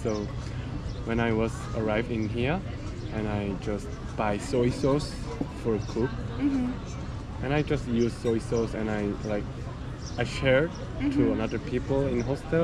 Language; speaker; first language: English; non-native, learner; Korean